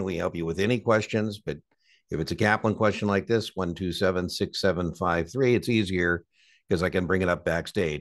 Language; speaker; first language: English; native; English